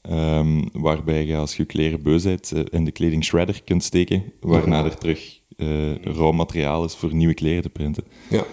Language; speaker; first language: Dutch; native; Dutch